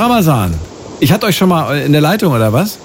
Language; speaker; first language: German; native; German